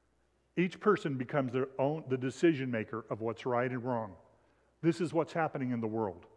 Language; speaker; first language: English; native; English